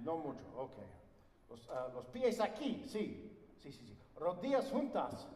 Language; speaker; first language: Spanish; non-native, learner; English